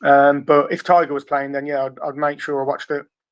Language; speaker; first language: English; native; English